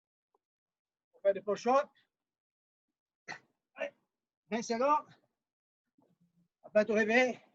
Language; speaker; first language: French; non-native, fluent; Portuguese